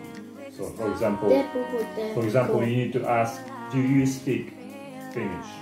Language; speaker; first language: English; non-native, fluent; Russian